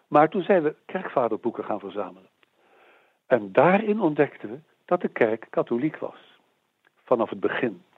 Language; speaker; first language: Dutch; native; Dutch